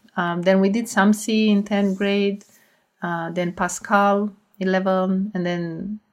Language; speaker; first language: English; non-native, fluent; Romanian